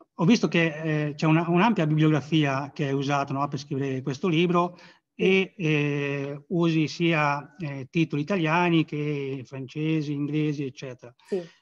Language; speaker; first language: Italian; native; Italian